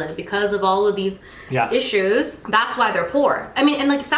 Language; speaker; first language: English; native; English